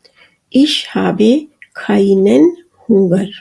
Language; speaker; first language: German; non-native, fluent; Urdu